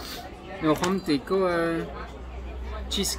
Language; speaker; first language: Vietnamese; early bilingual, heritage; Vietnamese